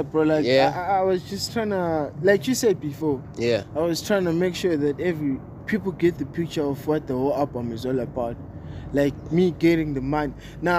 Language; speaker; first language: English; non-native, local second language; North Ndebele